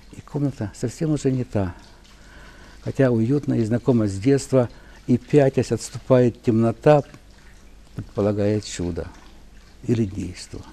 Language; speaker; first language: Russian; non-native, local second language; Ukrainian